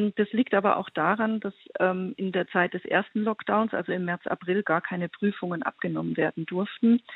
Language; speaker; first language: German; native; German